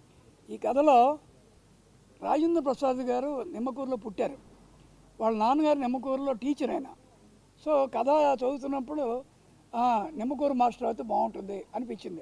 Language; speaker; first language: Telugu; native; Telugu